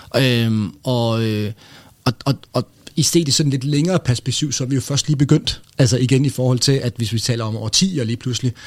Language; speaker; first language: Danish; native; Danish